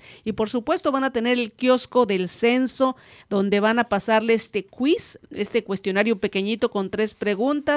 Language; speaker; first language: Spanish; native; Spanish